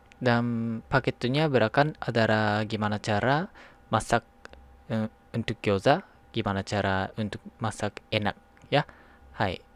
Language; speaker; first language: Indonesian; non-native, learner; Japanese